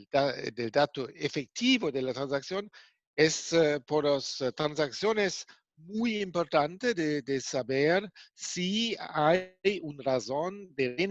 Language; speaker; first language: Spanish; non-native, fluent; German